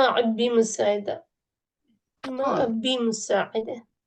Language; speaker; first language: Arabic; non-native, learner; Urdu